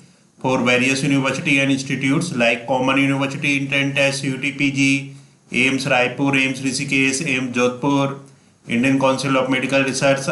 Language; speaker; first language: English; non-native, local second language; Hindi